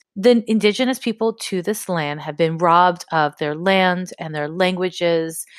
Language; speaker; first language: English; native; English